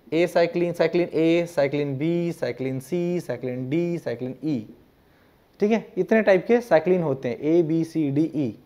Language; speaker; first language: Hindi; non-native, local second language; Gujarati